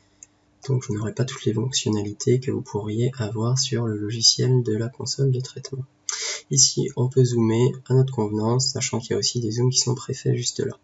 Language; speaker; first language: French; native; French